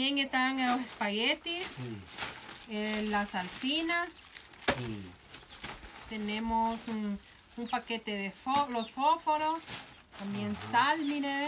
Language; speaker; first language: Spanish; native; Spanish